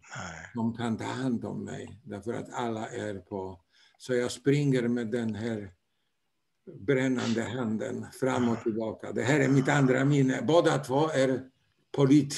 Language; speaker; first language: Swedish; non-native, fluent; Polish